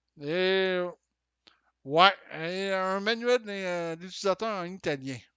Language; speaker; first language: French; native; French